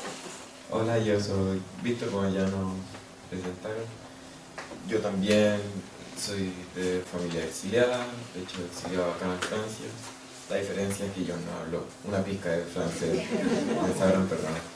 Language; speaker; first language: Spanish; native; Spanish